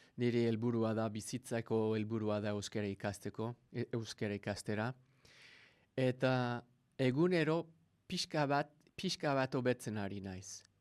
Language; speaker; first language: Basque; non-native, learner; English